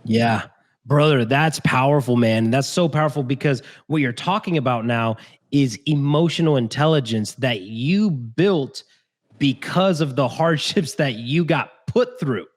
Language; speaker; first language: English; native; English